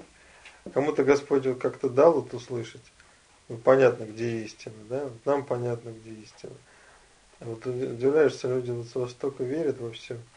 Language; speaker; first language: Russian; native; Russian